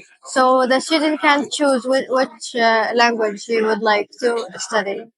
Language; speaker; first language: English; non-native, learner; Turkish